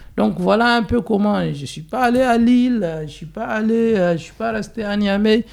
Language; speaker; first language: French; non-native, local second language; Hausa